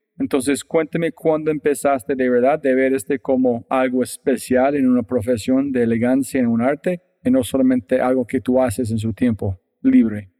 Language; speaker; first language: Spanish; non-native, fluent; English